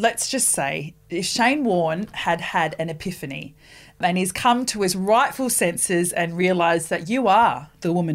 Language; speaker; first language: English; native; English